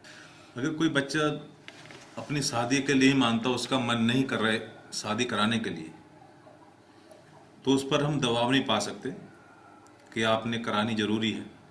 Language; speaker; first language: Hindi; non-native, local second language; Punjabi